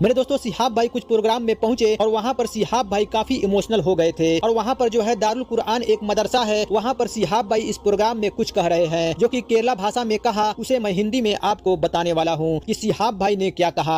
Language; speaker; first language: Hindi; native; Hindi